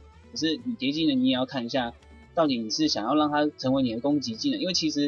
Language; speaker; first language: Chinese; native; Chinese